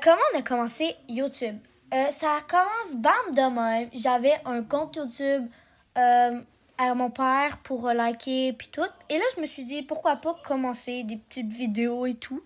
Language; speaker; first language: French; native; French